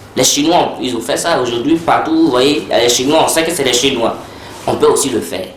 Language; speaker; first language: French; early bilingual, heritage; French